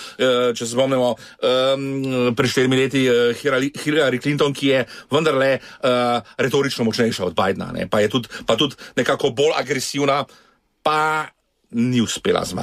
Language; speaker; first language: Slovenian; native; Slovenian